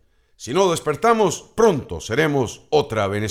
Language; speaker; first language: Spanish; native; Spanish